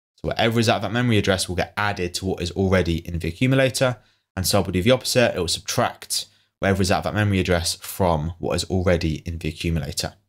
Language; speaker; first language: English; native; English